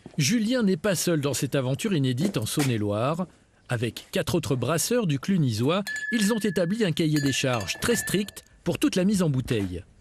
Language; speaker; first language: French; native; French